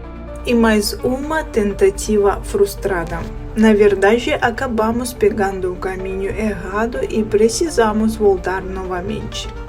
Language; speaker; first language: Portuguese; non-native, fluent; Russian